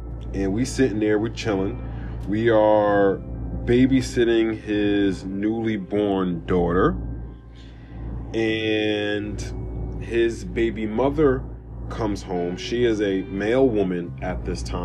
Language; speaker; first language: English; native; English